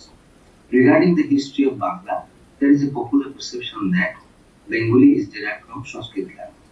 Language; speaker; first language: English; non-native, fluent; Bangla